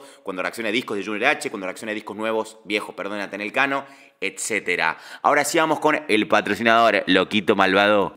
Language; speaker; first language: Spanish; native; Spanish